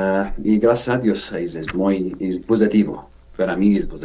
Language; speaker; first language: Spanish; non-native, learner; Arabic